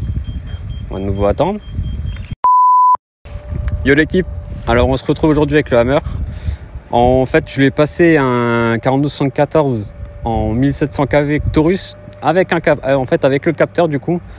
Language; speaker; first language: French; native; French